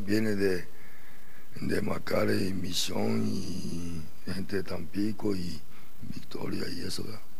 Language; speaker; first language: Spanish; non-native, learner; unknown